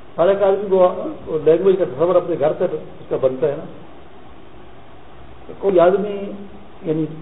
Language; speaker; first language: Urdu; non-native, local second language; Pashto